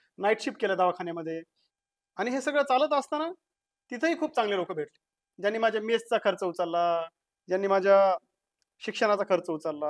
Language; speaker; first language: Marathi; native; Marathi